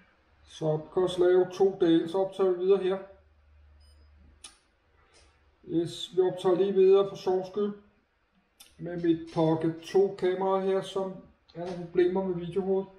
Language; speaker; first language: Danish; native; Danish